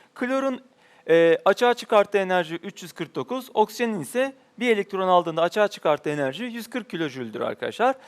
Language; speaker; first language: Turkish; native; Turkish